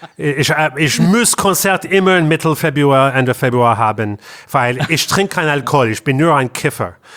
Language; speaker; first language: German; non-native, learner; English